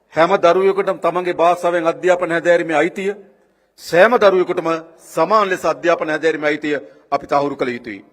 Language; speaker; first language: Sinhala; native; Sinhala